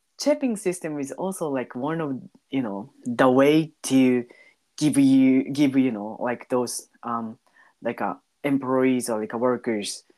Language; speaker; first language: English; non-native, learner; Japanese